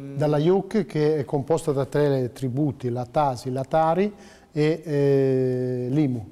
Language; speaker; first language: Italian; native; Italian